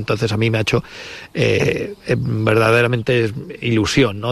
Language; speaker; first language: Spanish; native; Spanish